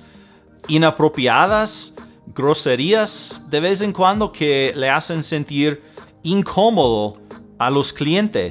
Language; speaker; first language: Spanish; non-native, fluent; English